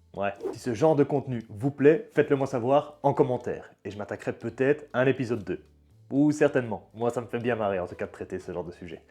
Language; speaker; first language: French; native; French